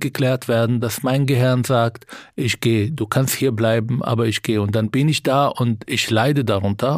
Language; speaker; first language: German; non-native, fluent; Arabic